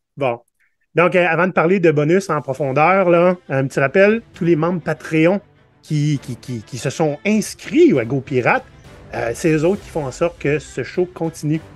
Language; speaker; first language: French; native; French